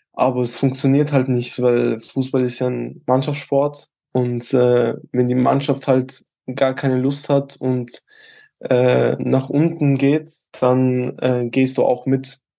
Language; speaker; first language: German; early bilingual, other home language; Albanian